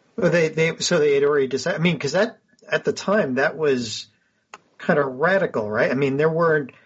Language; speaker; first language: English; native; English